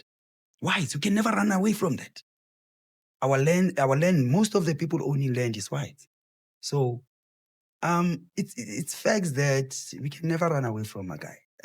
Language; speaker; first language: English; non-native, local second language; Southern Sotho